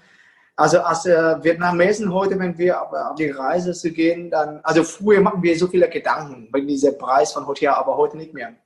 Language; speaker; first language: German; non-native, fluent; Vietnamese